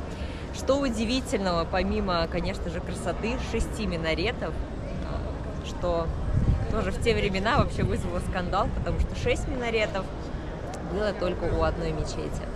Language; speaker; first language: Russian; native; Russian